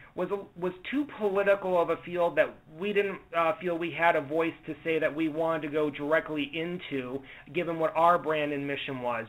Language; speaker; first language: English; native; English